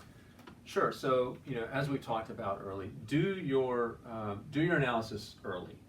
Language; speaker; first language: English; native; English